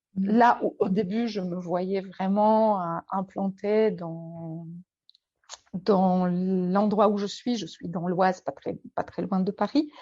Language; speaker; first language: French; non-native, fluent; Polish